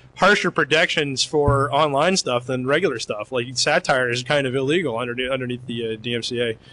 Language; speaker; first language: English; native; English